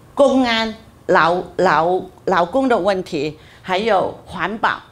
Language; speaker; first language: Chinese; non-native, fluent; Cantonese